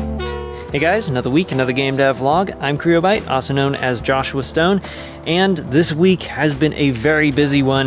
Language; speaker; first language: English; native; English